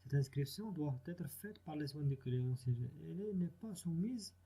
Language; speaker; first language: French; non-native, local second language; Arabic